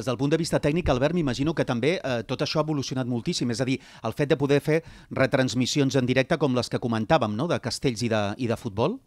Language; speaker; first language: Catalan; native; Catalan